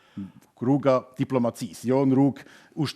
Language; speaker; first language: Albanian; non-native, learner; German